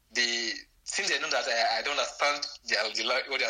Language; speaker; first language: English; non-native, local second language; Bini